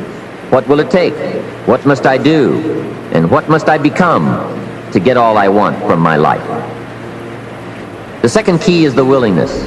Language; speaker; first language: English; native; English